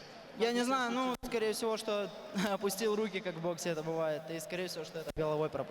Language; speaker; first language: Russian; native; Russian